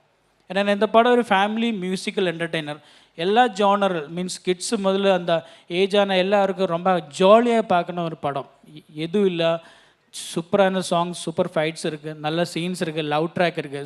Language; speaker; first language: Tamil; non-native, learner; Malayalam